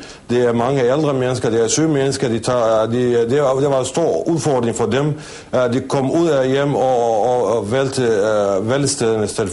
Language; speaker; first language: Danish; non-native, fluent; Kurdish